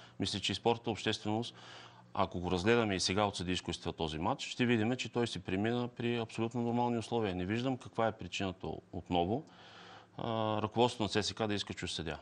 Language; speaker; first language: Bulgarian; native; Bulgarian